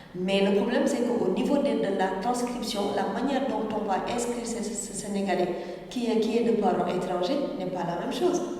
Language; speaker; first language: French; non-native, local second language; Wolof